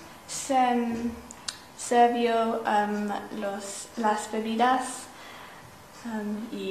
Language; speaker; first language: Spanish; non-native, learner; English